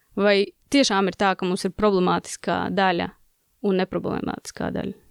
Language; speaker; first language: Latvian; non-native, local second language; Russian